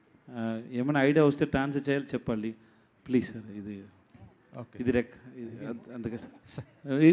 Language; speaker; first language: Telugu; non-native, learner; Tamil